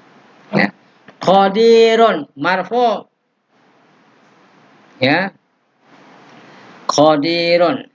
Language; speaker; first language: Arabic; non-native, fluent; Indonesian